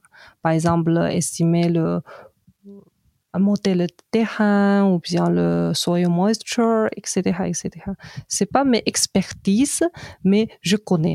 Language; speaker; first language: French; non-native, fluent; Chinese